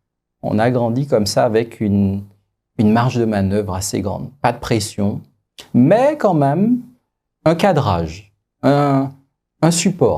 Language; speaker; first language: French; native; French